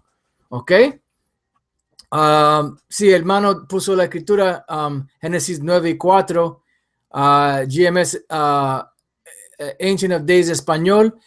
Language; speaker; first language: Spanish; early bilingual, heritage; English